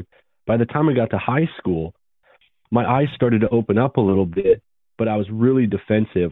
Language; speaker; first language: English; native; English